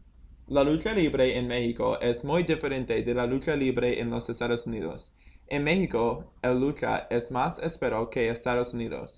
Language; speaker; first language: Spanish; non-native, learner; English